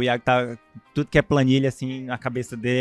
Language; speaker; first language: Portuguese; native; Portuguese